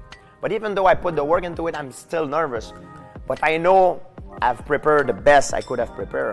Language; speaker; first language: English; non-native, local second language; French